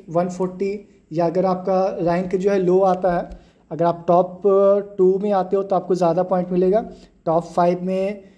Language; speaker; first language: Hindi; native; Hindi